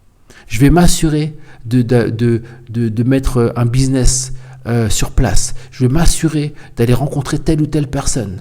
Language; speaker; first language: French; native; French